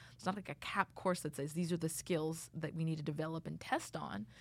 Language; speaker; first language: English; native; English